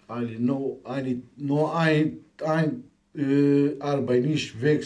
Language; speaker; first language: German; non-native, learner; Romanian